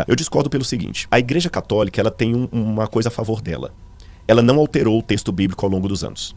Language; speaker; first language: Portuguese; native; Portuguese